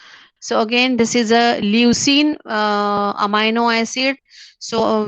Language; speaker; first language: English; non-native, local second language; Hindi